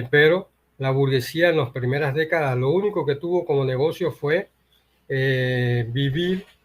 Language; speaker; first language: Spanish; native; Spanish